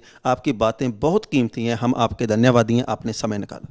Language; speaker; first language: Hindi; non-native, local second language; Punjabi